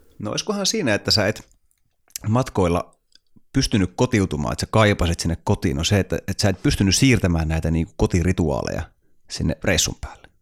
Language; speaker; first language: Finnish; native; Finnish